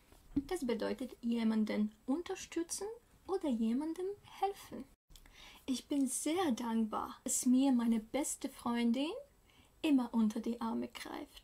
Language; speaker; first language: German; non-native, fluent; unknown